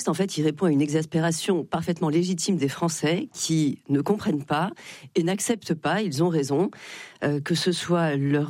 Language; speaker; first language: French; native; French